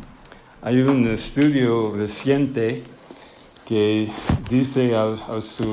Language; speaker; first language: Spanish; non-native, fluent; English